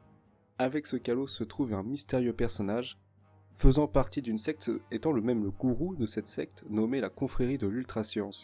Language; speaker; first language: French; native; French